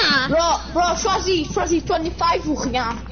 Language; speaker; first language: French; non-native, local second language; English